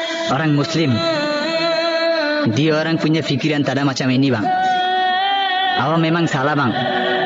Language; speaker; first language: Malay; non-native, learner; Bangla